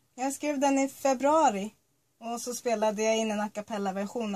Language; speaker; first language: Swedish; early bilingual, other home language; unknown